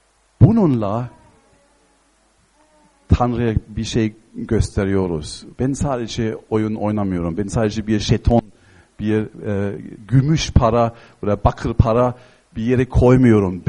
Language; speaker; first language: Turkish; non-native, fluent; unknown